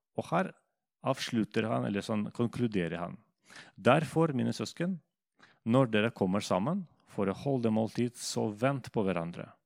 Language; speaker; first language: Norwegian; non-native, fluent; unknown